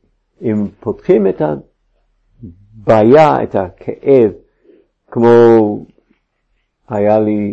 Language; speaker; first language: Hebrew; non-native, fluent; English